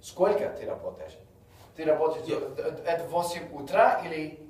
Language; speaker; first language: Russian; non-native, fluent; English